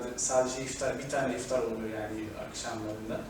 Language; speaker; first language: Turkish; non-native, fluent; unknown